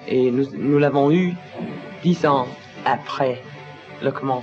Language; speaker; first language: French; non-native, learner; Danish